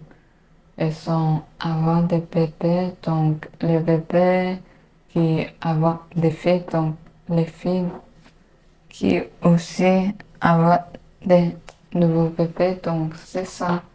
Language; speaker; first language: French; non-native, learner; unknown